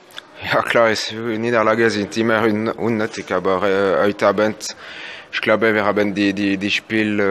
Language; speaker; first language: German; non-native, local second language; French